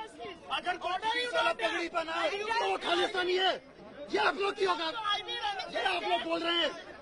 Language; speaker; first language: Hindi; non-native, local second language; Punjabi